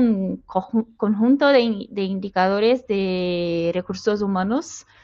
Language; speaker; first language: Spanish; non-native, fluent; Portuguese